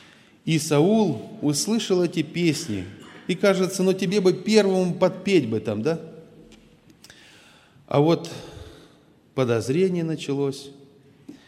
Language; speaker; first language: Russian; native; Russian